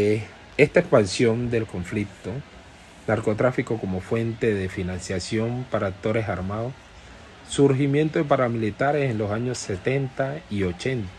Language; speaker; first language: Spanish; native; Spanish